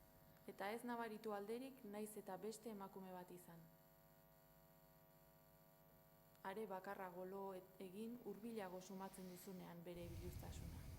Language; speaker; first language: Basque; native; Basque